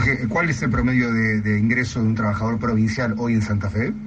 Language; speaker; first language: Spanish; native; Spanish